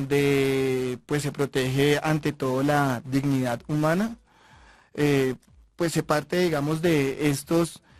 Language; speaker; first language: Spanish; native; Spanish